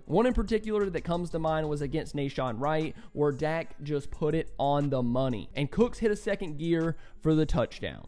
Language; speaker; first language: English; native; English